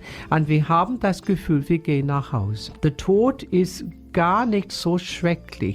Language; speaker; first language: German; non-native, fluent; English